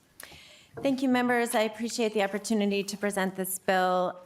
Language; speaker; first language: English; native; English